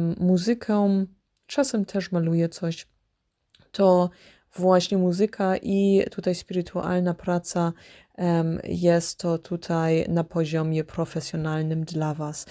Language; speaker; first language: Polish; early bilingual, heritage; Polish